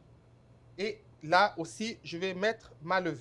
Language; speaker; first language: French; non-native, local second language; Wolof